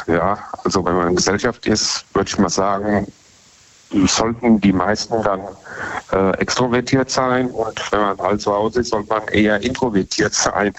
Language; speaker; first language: German; native; German